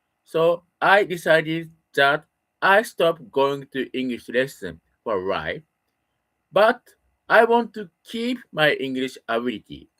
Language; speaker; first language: English; non-native, learner; Japanese